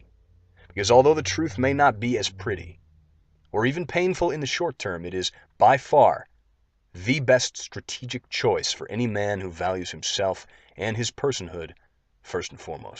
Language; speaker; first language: English; native; English